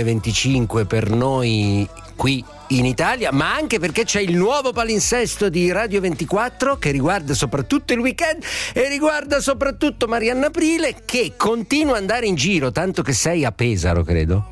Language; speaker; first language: Italian; native; Italian